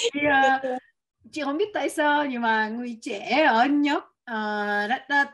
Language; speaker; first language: Vietnamese; non-native, learner; French